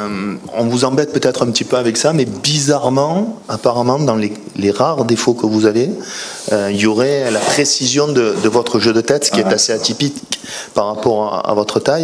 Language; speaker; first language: French; native; French